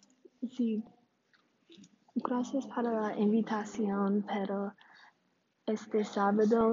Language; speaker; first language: Spanish; non-native, learner; English